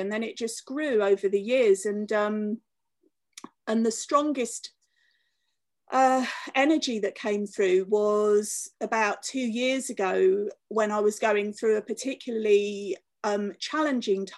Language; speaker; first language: English; native; English